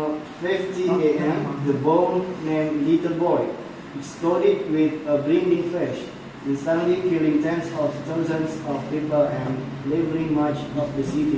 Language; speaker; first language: English; non-native, learner; Indonesian